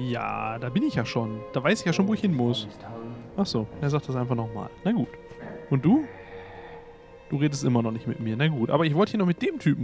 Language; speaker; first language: German; native; German